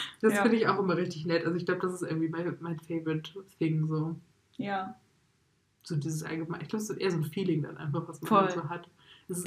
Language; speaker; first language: German; native; German